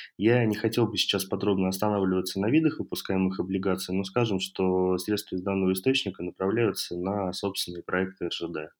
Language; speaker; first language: Russian; native; Russian